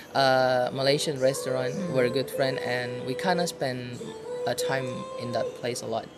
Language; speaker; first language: English; non-native, fluent; Indonesian